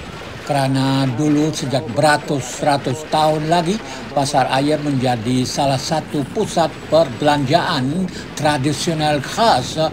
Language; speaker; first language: Malay; native; Malay